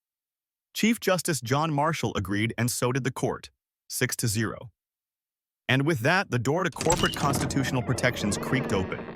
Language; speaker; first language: English; native; English